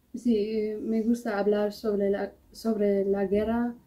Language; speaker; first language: Spanish; non-native, learner; German